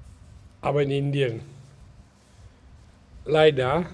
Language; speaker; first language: German; non-native, learner; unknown